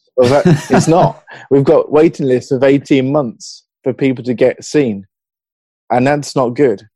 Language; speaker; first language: English; native; English